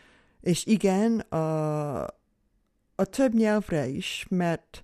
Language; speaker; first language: Hungarian; non-native, fluent; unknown